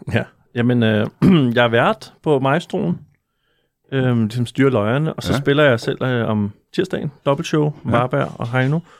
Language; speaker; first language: Danish; native; Danish